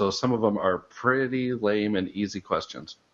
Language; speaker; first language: English; native; English